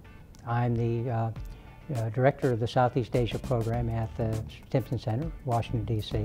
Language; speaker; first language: English; native; English